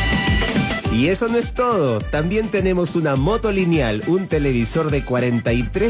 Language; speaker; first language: Spanish; native; Spanish